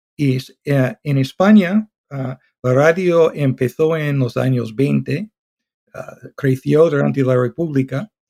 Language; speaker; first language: Spanish; non-native, fluent; English